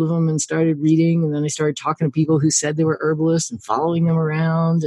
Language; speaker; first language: English; native; English